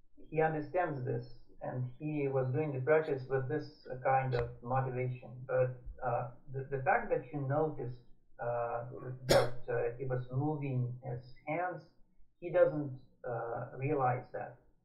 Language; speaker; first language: English; non-native, fluent; Russian